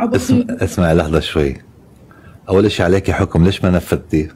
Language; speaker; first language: Arabic; native; Arabic